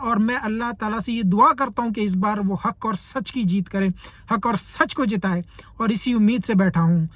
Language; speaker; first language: Urdu; native; Urdu